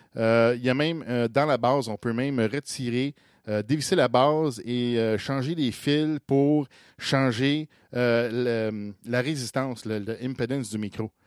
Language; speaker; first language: French; native; French